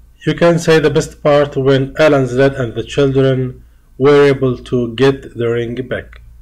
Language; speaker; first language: English; non-native, fluent; Arabic